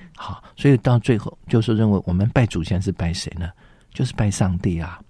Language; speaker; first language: Chinese; native; Chinese